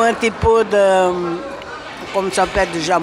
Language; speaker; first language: French; non-native, learner; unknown